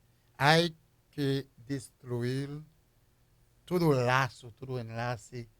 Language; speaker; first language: Spanish; non-native, fluent; Haitian Creole